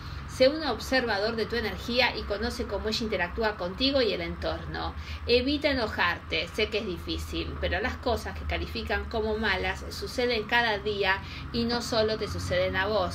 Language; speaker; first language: Spanish; native; Spanish